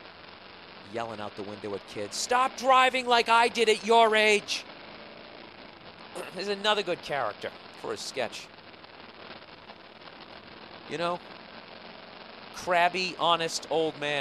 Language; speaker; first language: English; native; English